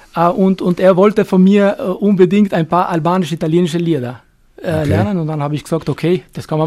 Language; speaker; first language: German; non-native, fluent; Albanian